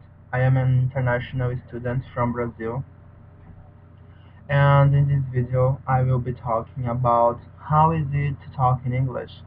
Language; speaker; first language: English; non-native, learner; Portuguese